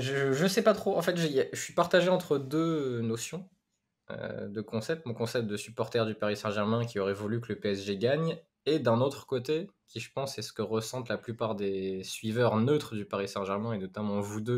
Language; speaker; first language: French; native; French